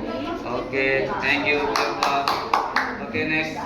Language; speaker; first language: English; non-native, fluent; Indonesian